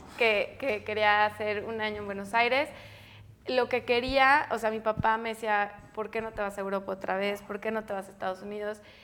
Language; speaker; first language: Spanish; native; Spanish